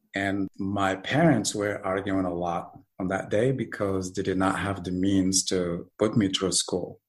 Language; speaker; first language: English; non-native, fluent; Arabic